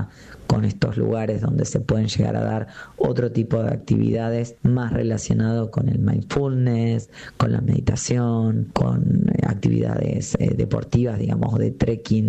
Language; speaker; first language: Spanish; native; Spanish